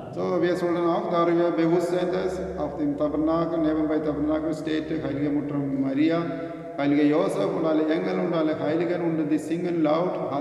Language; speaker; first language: German; non-native, learner; Malayalam